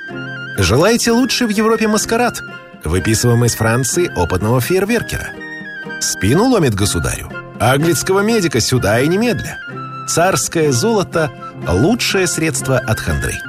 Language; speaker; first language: Russian; native; Russian